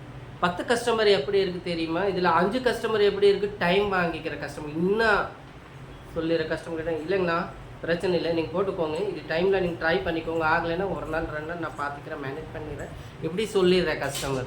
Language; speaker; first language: Tamil; non-native, local second language; Urdu